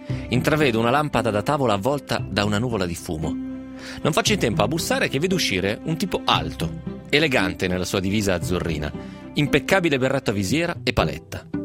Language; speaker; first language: Italian; native; Italian